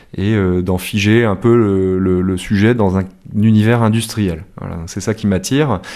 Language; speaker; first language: French; native; French